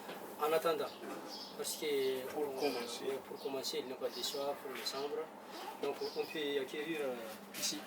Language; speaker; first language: French; non-native, local second language; Malagasy